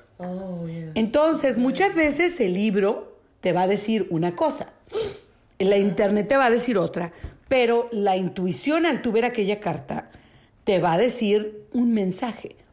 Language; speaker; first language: Spanish; native; Spanish